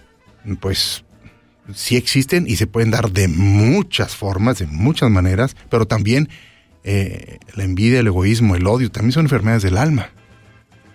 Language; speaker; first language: Spanish; native; Spanish